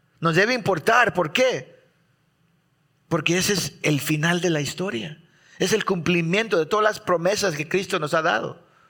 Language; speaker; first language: Spanish; early bilingual, heritage; Spanish